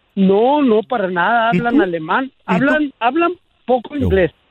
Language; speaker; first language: Spanish; native; Spanish